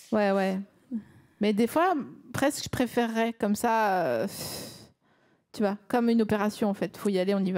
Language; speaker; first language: French; native; French